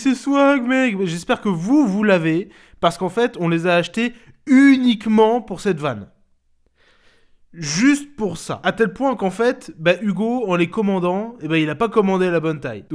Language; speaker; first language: French; native; French